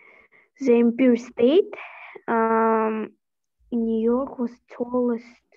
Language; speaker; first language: English; non-native, learner; Russian